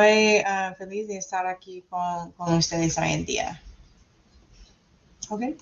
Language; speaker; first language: Spanish; non-native, fluent; English